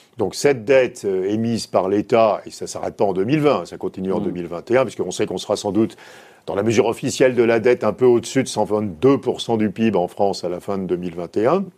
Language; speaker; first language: French; native; French